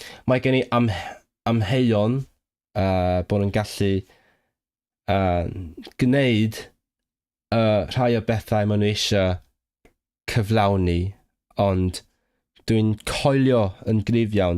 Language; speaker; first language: Welsh; non-native, fluent; Cantonese